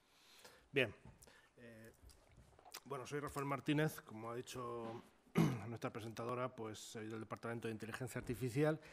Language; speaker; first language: Spanish; native; Spanish